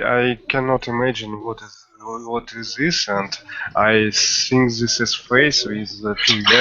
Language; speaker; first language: English; non-native, learner; Russian